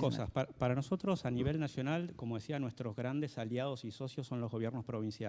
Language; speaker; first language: Spanish; native; Spanish